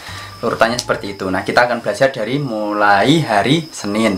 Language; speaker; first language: Indonesian; native; Indonesian